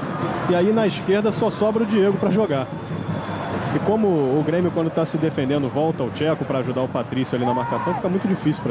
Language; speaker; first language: Portuguese; native; Portuguese